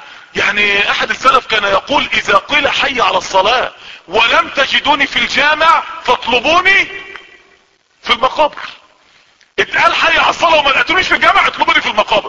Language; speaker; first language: Arabic; native; Arabic